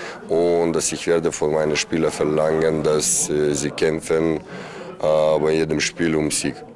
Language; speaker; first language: German; non-native, learner; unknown